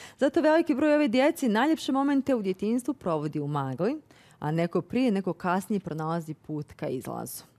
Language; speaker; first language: Bosnian; native; Bosnian